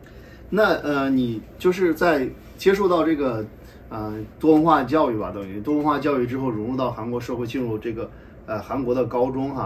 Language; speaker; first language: Chinese; native; Chinese